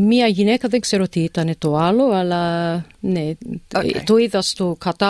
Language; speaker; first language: Greek; early bilingual, heritage; English